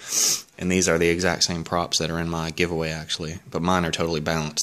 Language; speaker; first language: English; native; English